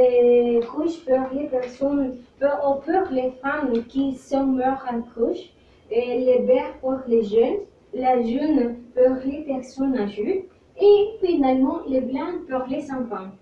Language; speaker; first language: French; non-native, learner; Spanish